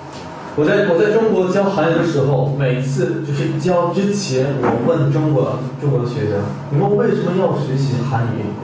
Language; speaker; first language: Chinese; non-native, fluent; Korean